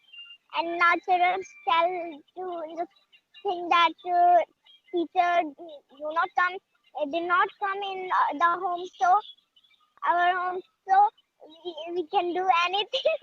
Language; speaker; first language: English; non-native, learner; Hindi